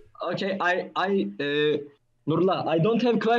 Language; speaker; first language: English; non-native, learner; Turkish